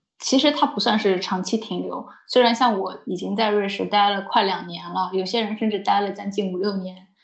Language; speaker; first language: Chinese; native; Chinese